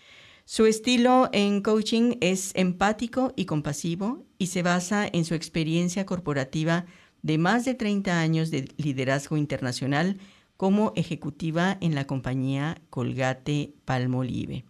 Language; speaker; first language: Spanish; native; Spanish